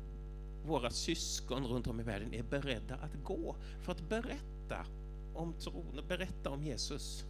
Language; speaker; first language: Swedish; native; Swedish